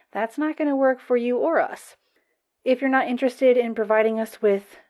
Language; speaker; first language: English; native; English